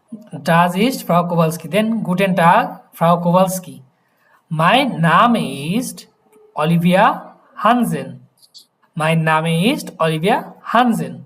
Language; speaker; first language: German; non-native, learner; Bangla